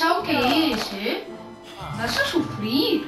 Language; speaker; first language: Spanish; native; Spanish